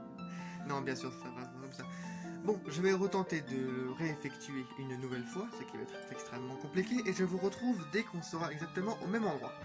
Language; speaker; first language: French; native; French